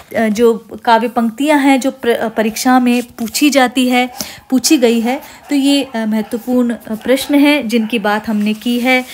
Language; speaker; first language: Hindi; native; Hindi